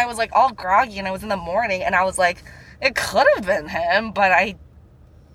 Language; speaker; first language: English; native; English